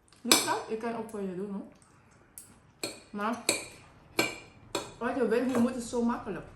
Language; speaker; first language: Dutch; non-native, learner; Thai